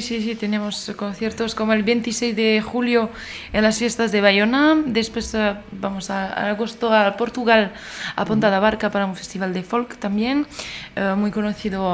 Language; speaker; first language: Spanish; non-native, fluent; French